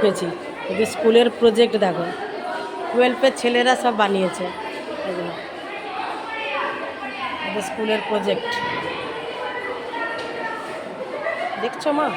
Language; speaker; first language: Bangla; native; Bangla